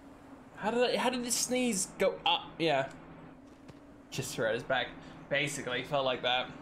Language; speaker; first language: English; native; English